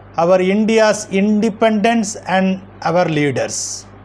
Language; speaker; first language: English; non-native, local second language; Tamil